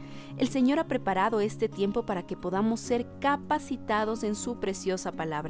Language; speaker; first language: Spanish; native; Spanish